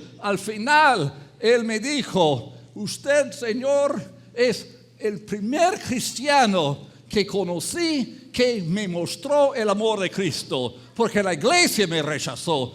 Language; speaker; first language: Spanish; non-native, fluent; English